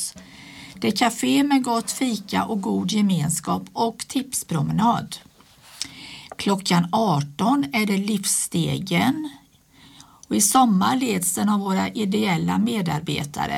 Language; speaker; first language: Swedish; native; Swedish